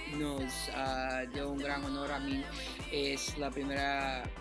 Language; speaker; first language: Spanish; early bilingual, heritage; Spanish